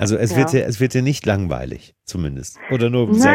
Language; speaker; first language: German; native; German